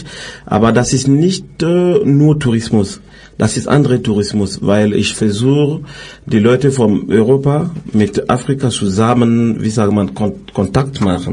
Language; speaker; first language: German; non-native, learner; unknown